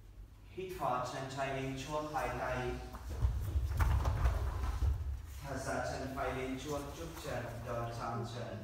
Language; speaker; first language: Vietnamese; non-native, learner; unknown